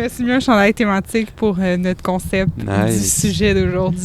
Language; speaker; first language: French; native; French